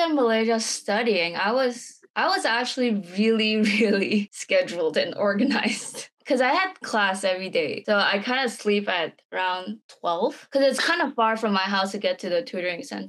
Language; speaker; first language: English; non-native, local second language; Chinese